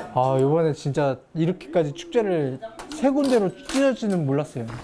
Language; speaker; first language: Korean; native; Korean